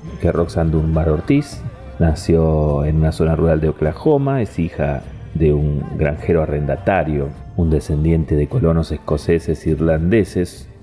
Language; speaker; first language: Spanish; native; Spanish